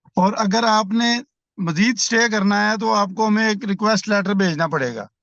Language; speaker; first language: Urdu; non-native, local second language; Punjabi